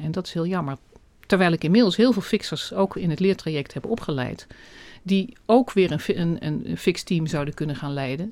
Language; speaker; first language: Dutch; native; Dutch